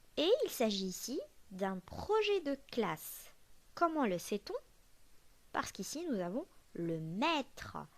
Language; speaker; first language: French; non-native, local second language; Arabic